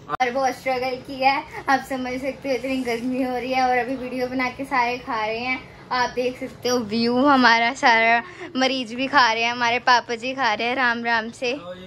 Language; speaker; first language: Hindi; non-native, local second language; Punjabi